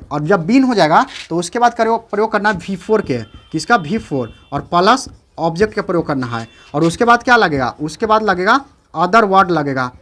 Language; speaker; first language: Hindi; native; Hindi